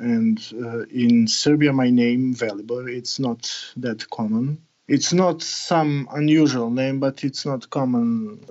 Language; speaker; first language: English; non-native, learner; Serbian